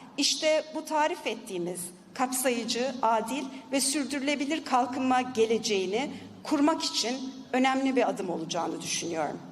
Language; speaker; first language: Turkish; native; Turkish